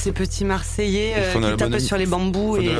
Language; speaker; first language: French; native; French